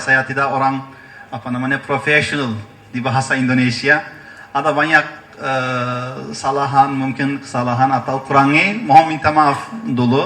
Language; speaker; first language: Indonesian; non-native, learner; Turkish